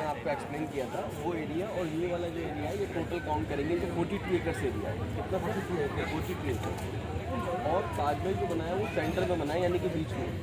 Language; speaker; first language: Hindi; native; Hindi